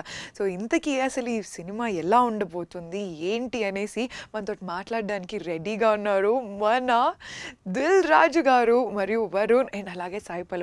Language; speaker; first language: Telugu; native; Telugu